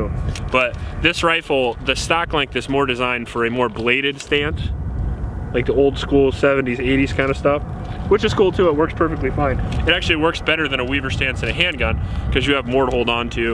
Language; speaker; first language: English; native; English